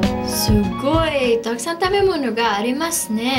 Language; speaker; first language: Japanese; non-native, learner; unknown